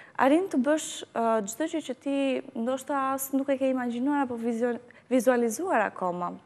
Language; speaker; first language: Albanian; early bilingual, heritage; Albanian